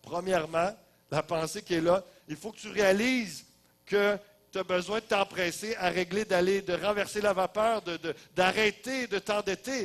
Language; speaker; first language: French; native; French